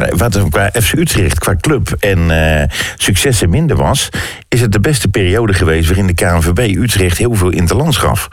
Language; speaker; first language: Dutch; native; Dutch